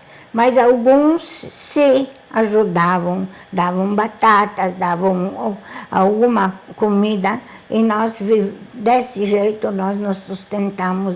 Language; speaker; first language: Portuguese; non-native, fluent; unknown